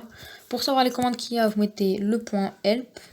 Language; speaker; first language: French; native; French